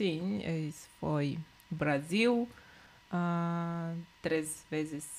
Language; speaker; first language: Portuguese; non-native, learner; Russian